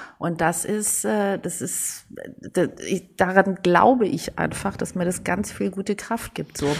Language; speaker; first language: German; early bilingual, other home language; Greek